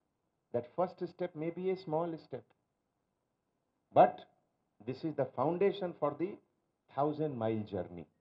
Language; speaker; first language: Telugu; non-native, local second language; Hindi